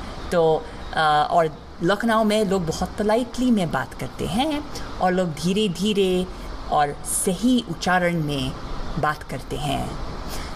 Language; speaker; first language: Hindi; non-native, fluent; English